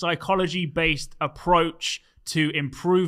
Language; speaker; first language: English; native; English